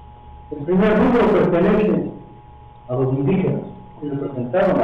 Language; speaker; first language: Spanish; native; Spanish